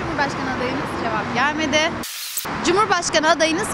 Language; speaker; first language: Turkish; native; Turkish